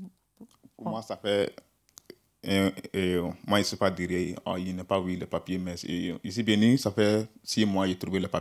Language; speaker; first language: French; non-native, learner; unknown